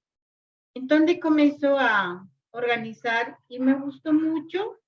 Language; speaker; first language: Spanish; non-native, local second language; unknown